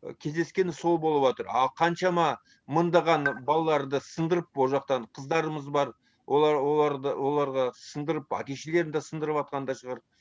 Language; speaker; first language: Kazakh; early bilingual, heritage; Kazakh